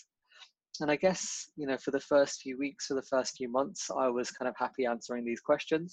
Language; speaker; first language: English; native; English